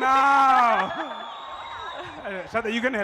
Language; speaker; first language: Telugu; native; Telugu